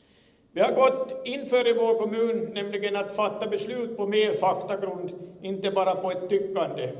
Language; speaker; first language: Swedish; native; Swedish